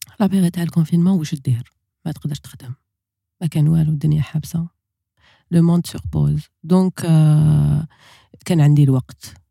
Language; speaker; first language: French; non-native, local second language; Arabic